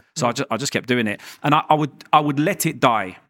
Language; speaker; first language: English; native; English